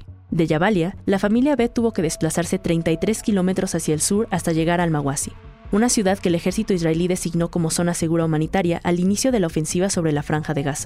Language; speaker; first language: Spanish; native; Spanish